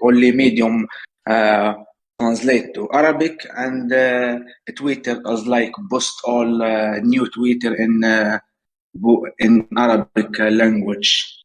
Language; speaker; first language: English; non-native, learner; Arabic